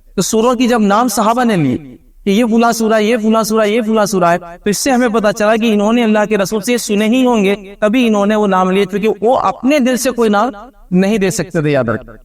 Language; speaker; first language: Urdu; native; Urdu